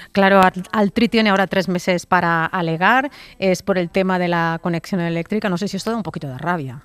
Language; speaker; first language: Spanish; native; Spanish